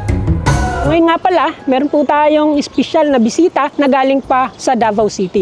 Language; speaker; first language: Filipino; native; Filipino